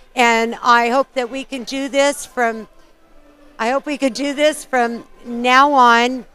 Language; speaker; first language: English; early bilingual, other home language; Portuguese